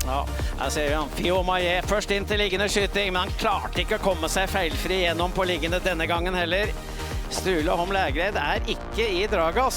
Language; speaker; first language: Norwegian; native; Norwegian